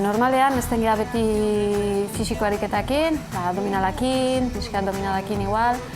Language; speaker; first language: Basque; non-native, learner; Spanish